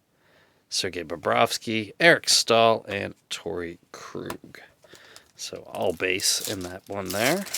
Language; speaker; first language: English; native; English